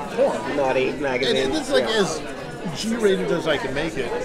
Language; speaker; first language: English; native; English